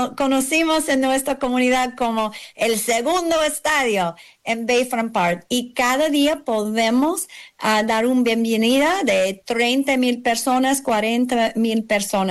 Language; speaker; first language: Spanish; non-native, learner; English